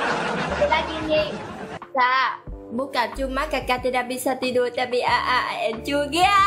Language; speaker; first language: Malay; non-native, learner; Vietnamese